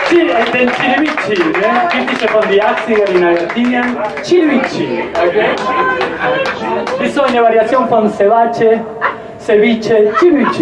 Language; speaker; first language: German; non-native, learner; Spanish